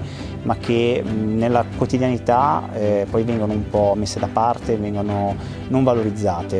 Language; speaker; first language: Italian; native; Italian